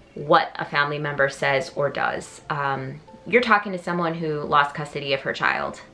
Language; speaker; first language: English; native; English